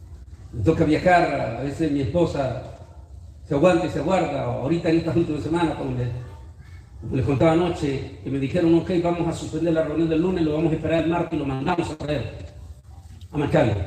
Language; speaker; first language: Spanish; native; Spanish